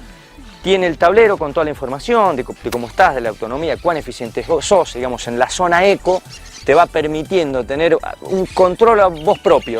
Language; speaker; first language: Spanish; native; Spanish